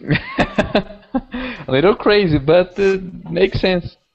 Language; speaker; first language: English; non-native, fluent; Portuguese